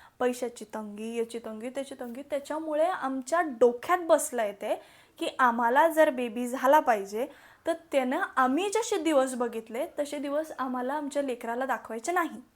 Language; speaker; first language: Marathi; non-native, local second language; Malayalam